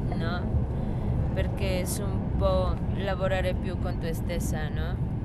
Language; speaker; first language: Italian; non-native, learner; Spanish